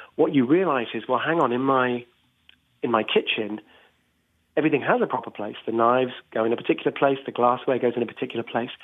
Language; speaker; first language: English; native; English